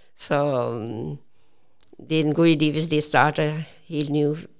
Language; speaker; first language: Danish; non-native, learner; Urdu